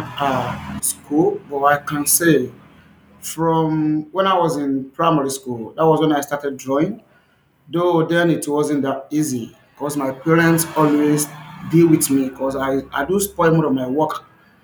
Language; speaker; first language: English; non-native, local second language; Yoruba